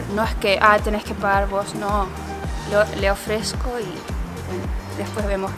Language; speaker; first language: Spanish; early bilingual, heritage; Spanish